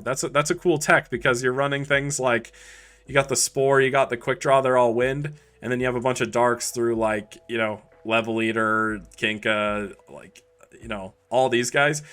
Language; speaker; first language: English; native; English